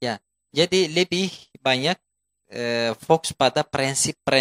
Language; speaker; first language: Indonesian; non-native, fluent; Turkish